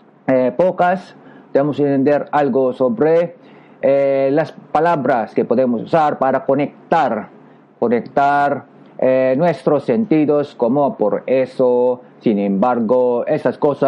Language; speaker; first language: Spanish; non-native, learner; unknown